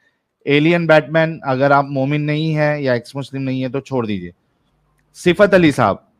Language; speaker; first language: Hindi; native; Hindi